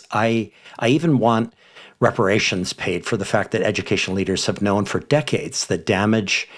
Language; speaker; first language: English; native; English